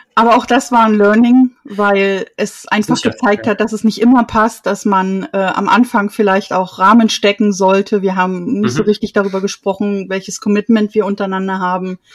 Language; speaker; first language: German; native; German